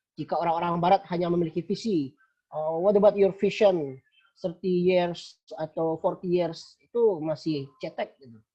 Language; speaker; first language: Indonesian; non-native, local second language; Minangkabau